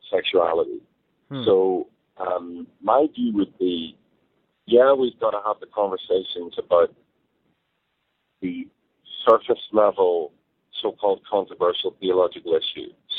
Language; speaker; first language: English; native; English